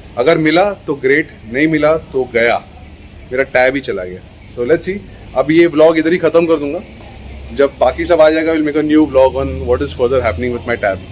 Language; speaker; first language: Hindi; native; Hindi